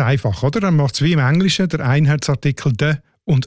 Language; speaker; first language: German; native; German